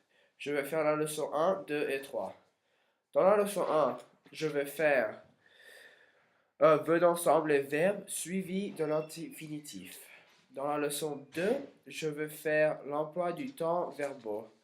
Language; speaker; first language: French; non-native, learner; English